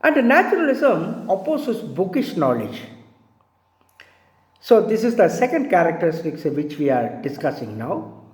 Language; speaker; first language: English; non-native, local second language; Tamil